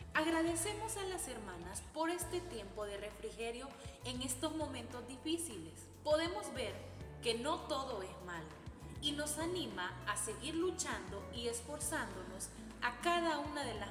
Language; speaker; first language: Spanish; native; Spanish